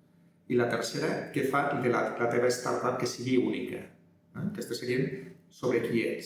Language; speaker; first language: Catalan; native; Catalan